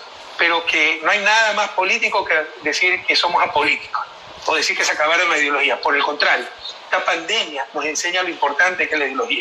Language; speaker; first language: Spanish; native; Spanish